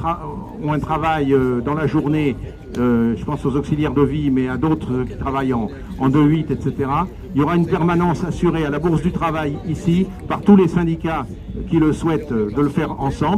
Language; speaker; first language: French; native; French